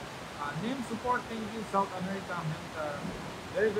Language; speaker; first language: English; non-native, local second language; Filipino